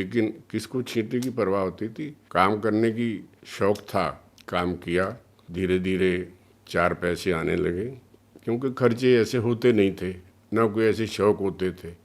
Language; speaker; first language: Hindi; early bilingual, other home language; Punjabi